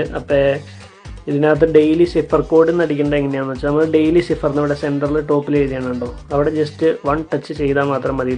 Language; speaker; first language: Malayalam; native; Malayalam